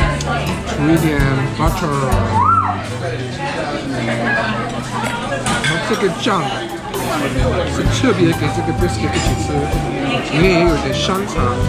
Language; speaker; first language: Chinese; non-native, fluent; English